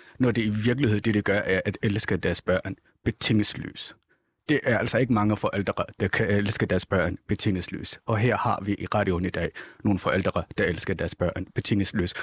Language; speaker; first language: Danish; non-native, fluent; Somali